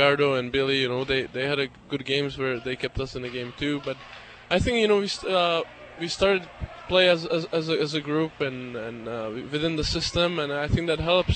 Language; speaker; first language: English; non-native, fluent; Czech